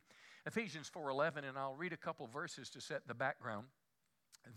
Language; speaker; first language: English; native; English